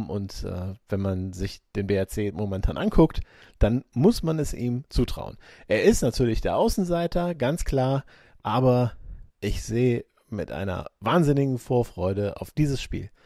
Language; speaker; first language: German; native; German